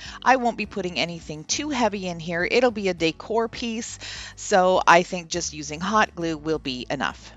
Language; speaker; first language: English; native; English